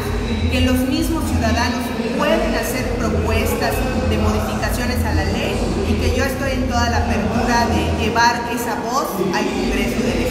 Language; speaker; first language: Spanish; native; Spanish